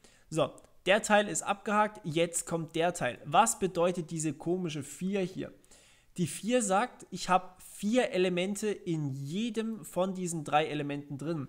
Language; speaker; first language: German; native; German